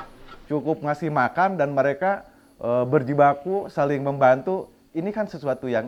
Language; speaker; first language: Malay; non-native, local second language; Sundanese